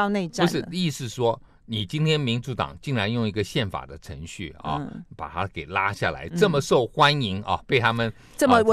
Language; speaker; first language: Chinese; native; Chinese